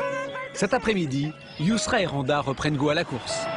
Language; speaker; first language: French; native; French